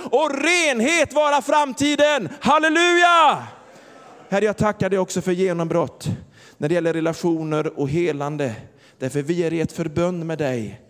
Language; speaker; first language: Swedish; native; Swedish